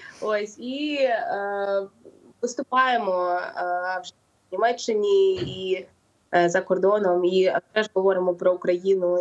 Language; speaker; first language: Ukrainian; non-native, local second language; Russian